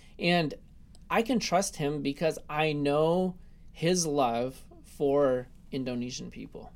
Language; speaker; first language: English; early bilingual, other home language; Russian